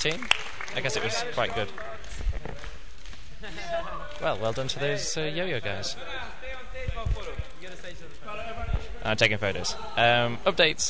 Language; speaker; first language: English; native; English